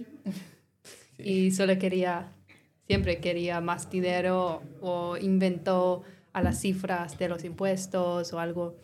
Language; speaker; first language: Spanish; non-native, learner; English